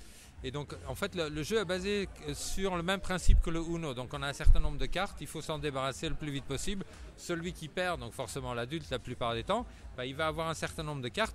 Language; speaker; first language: French; native; French